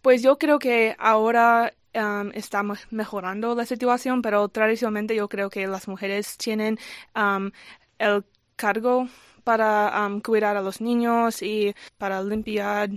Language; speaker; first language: Spanish; non-native, learner; English